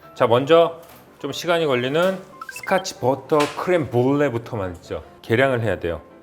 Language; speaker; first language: Korean; native; Korean